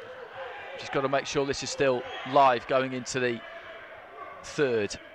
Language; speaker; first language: English; native; English